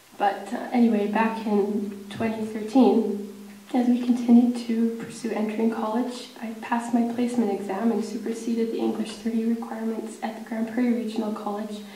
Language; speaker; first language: English; native; English